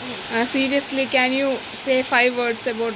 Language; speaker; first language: English; non-native, learner; Malayalam